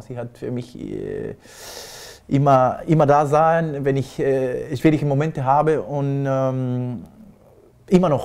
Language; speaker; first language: German; non-native, fluent; Spanish